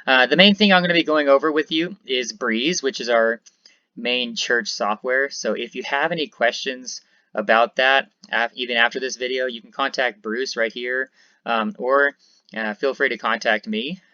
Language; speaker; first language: English; native; English